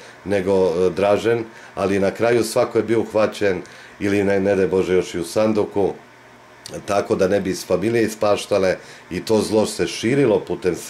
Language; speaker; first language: Bosnian; native; Bosnian